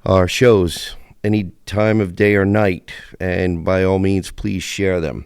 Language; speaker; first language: English; native; English